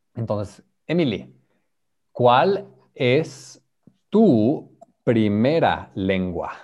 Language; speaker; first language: Spanish; non-native, learner; English